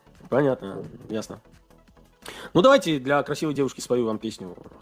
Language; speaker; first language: Russian; non-native, fluent; Armenian